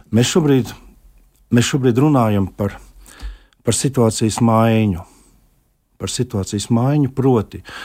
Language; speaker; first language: Latvian; native; Latvian